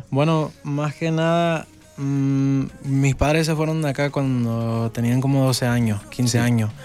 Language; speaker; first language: Spanish; early bilingual, heritage; Spanish